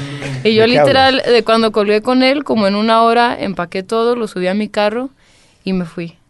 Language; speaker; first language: Spanish; early bilingual, heritage; Spanish